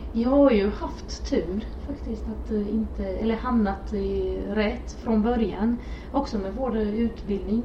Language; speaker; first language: Swedish; non-native, fluent; Romanian